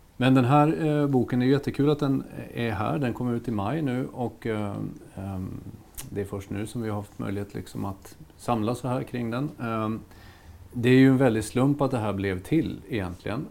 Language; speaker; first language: Swedish; native; Swedish